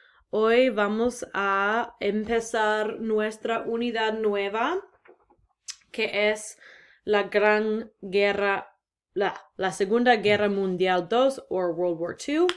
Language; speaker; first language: Spanish; non-native, fluent; English